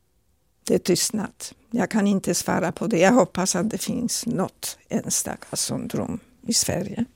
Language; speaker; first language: Swedish; non-native, fluent; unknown